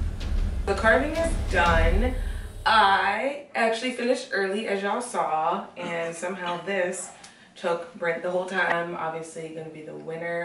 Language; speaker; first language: English; native; English